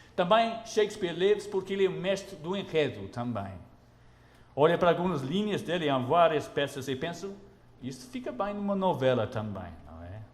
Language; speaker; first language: Portuguese; non-native, fluent; English